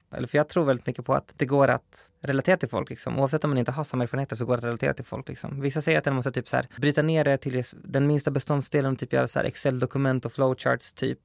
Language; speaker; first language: Swedish; early bilingual, other home language; Spanish